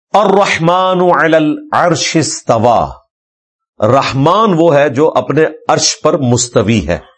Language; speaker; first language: Urdu; non-native, local second language; Punjabi